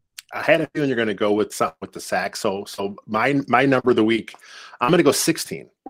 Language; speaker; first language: English; native; English